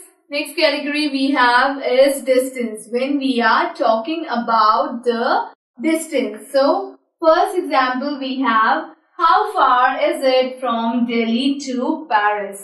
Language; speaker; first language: English; non-native, local second language; Hindi